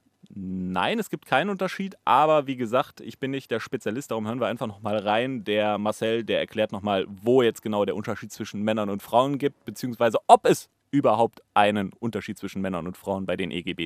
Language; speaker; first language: German; native; German